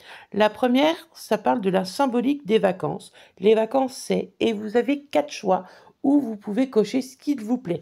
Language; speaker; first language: French; native; French